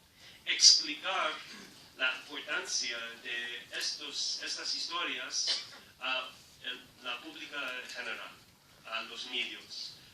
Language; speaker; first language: Spanish; non-native, learner; English